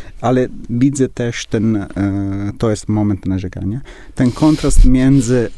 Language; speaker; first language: Polish; non-native, learner; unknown